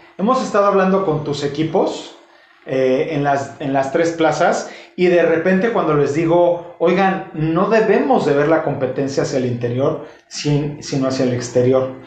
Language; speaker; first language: Spanish; native; Spanish